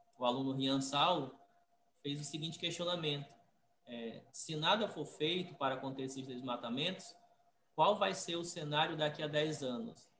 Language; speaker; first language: Portuguese; native; Portuguese